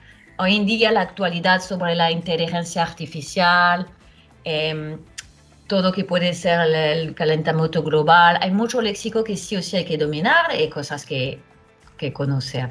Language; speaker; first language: Spanish; non-native, fluent; French